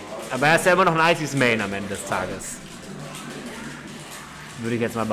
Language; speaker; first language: German; native; German